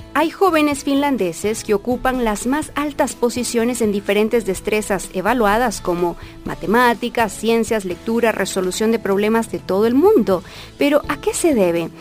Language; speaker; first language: Spanish; native; Spanish